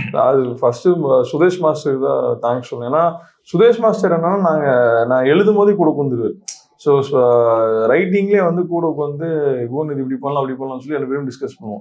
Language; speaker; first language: Tamil; native; Tamil